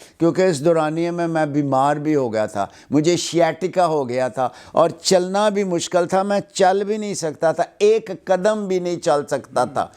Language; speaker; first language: Urdu; non-native, local second language; Punjabi